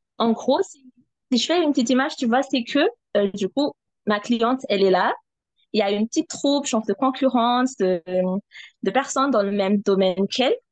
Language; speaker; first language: French; non-native, local second language; Malagasy